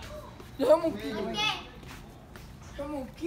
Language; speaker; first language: Spanish; early bilingual, heritage; Spanish